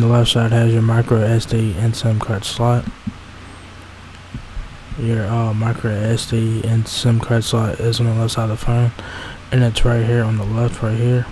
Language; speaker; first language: English; native; English